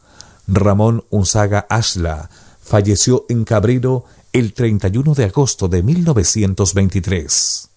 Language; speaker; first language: Spanish; native; Spanish